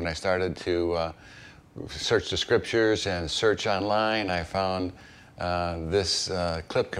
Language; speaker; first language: English; native; English